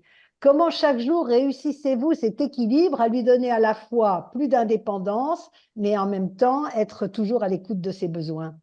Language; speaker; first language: French; native; French